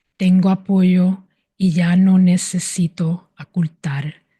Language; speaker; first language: Spanish; early bilingual, heritage; Spanish